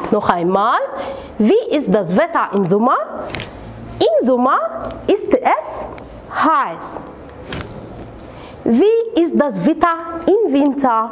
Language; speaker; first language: German; non-native, fluent; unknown